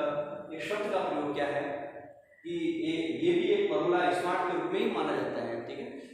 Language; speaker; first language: Hindi; native; Hindi